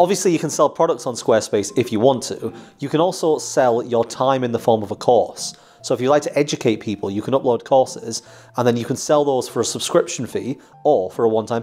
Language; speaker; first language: English; native; English